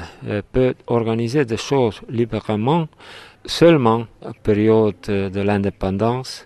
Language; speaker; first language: French; non-native, fluent; Estonian